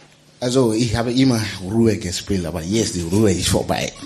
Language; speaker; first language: German; non-native, learner; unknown